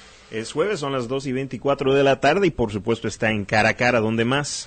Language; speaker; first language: Spanish; native; Spanish